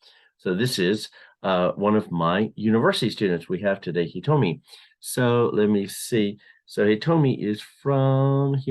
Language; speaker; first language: English; non-native, fluent; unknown